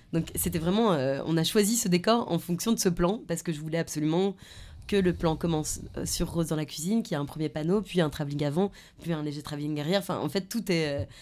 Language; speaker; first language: French; early bilingual, other home language; Polish